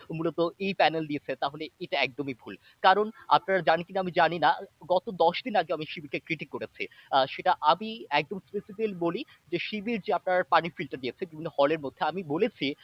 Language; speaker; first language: Bangla; non-native, local second language; Chakma